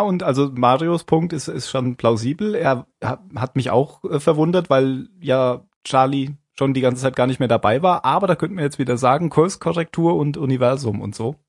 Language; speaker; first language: German; native; German